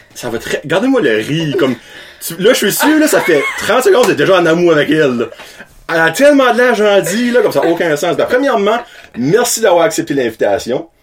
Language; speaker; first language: French; native; French